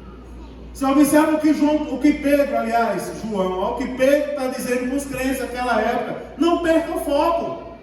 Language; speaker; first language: Portuguese; native; Portuguese